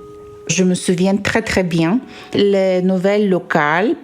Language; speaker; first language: French; non-native, fluent; Bulgarian